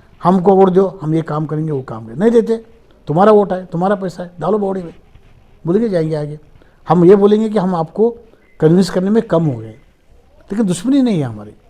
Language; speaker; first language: Hindi; non-native, local second language; Marathi